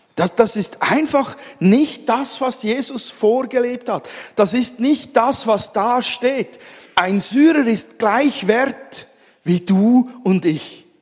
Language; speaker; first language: German; native; German